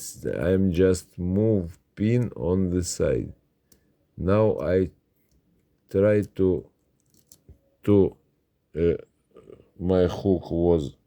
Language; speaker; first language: English; non-native, learner; Russian